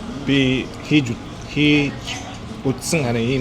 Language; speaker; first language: Mongolian; non-native, fluent; Korean